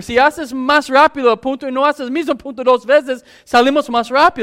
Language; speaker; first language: Spanish; non-native, fluent; English